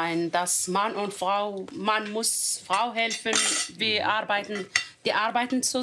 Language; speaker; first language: German; non-native, learner; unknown